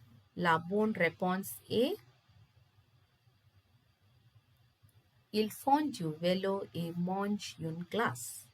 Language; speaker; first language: French; non-native, fluent; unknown